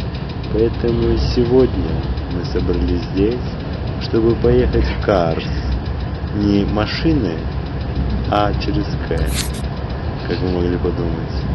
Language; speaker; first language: Russian; non-native, local second language; Georgian